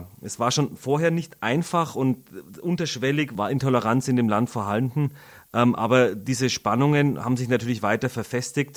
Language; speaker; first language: German; native; German